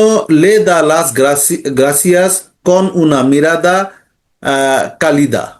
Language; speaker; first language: Spanish; non-native, learner; Bangla